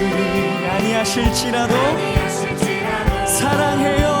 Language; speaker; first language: Korean; native; Korean